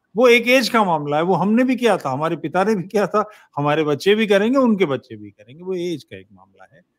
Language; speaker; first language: Hindi; native; Hindi